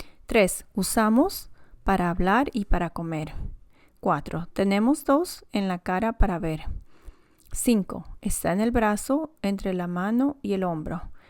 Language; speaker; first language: Spanish; non-native, fluent; English